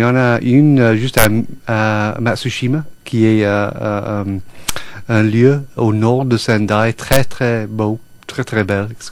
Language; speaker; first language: French; non-native, fluent; English